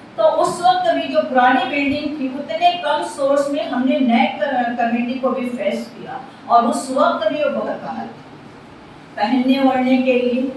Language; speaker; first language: Urdu; native; Urdu